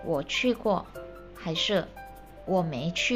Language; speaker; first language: Chinese; non-native, fluent; Indonesian